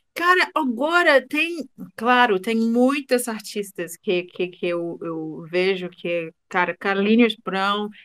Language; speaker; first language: Portuguese; non-native, fluent; English